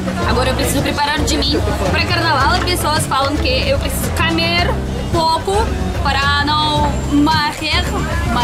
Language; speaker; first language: Portuguese; non-native, learner; Russian